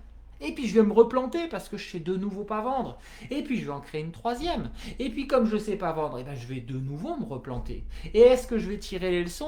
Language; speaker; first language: French; native; French